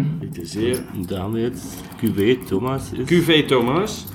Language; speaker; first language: German; non-native, learner; Dutch